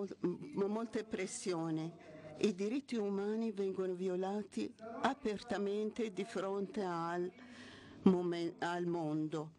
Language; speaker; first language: Italian; non-native, fluent; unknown